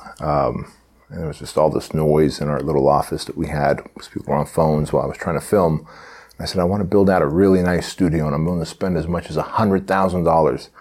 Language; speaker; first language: English; early bilingual, other home language; Armenian